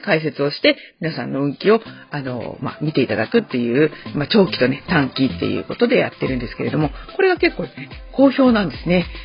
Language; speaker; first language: Japanese; native; Japanese